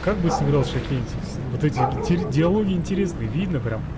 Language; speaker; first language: Russian; non-native, local second language; Kazakh